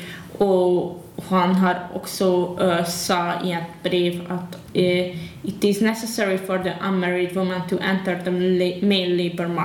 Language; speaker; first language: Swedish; non-native, learner; Hungarian